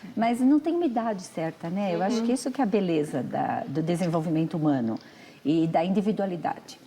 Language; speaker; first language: Portuguese; native; Portuguese